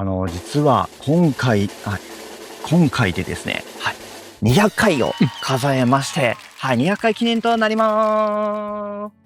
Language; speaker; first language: Japanese; native; Japanese